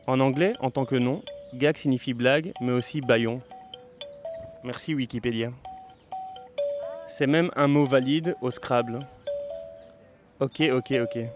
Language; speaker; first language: French; native; French